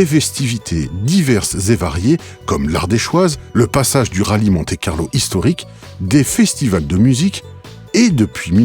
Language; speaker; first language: French; native; French